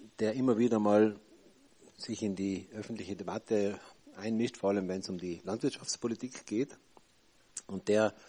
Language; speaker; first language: German; native; German